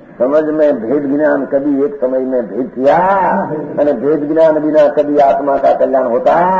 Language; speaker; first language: Hindi; non-native, local second language; Gujarati